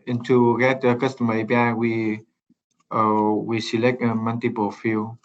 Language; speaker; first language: English; non-native, learner; Vietnamese